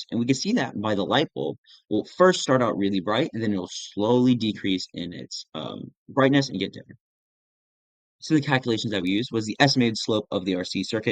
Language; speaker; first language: English; native; English